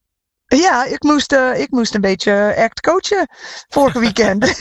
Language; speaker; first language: Dutch; non-native, fluent; English